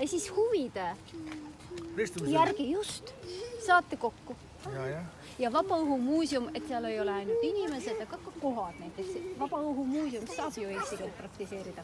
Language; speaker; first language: Estonian; non-native, local second language; Russian